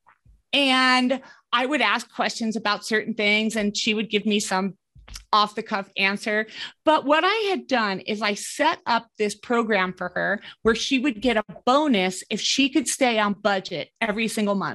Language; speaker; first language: English; native; English